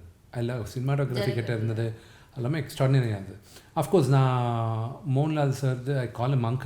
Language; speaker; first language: Tamil; non-native, local second language; Telugu